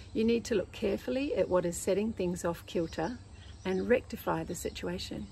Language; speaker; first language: English; native; English